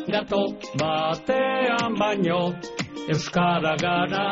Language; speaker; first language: Basque; native; Basque